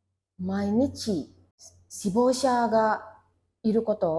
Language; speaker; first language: Japanese; non-native, fluent; Indonesian